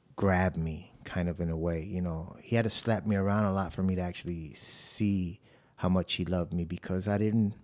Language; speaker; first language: English; native; English